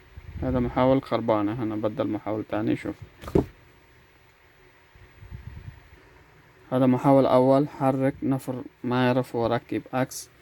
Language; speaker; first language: Arabic; non-native, learner; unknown